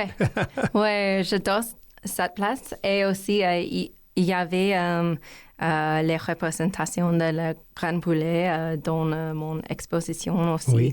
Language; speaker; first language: French; non-native, learner; English